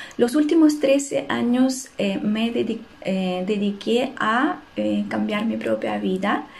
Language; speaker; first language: Spanish; non-native, fluent; Russian